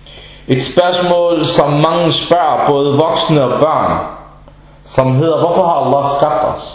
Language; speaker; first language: Danish; non-native, fluent; Arabic